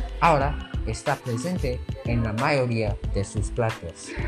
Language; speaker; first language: Spanish; non-native, learner; English